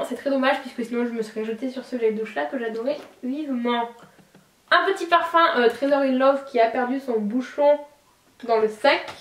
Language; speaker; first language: French; native; French